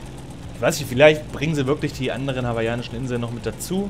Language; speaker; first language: German; native; German